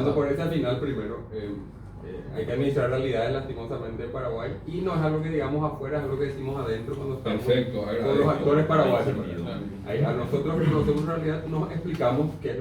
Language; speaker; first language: Spanish; native; Spanish